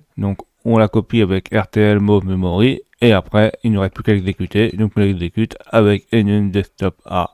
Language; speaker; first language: French; native; French